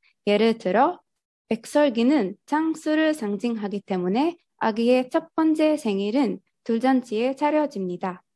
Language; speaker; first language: Korean; non-native, learner; Arabic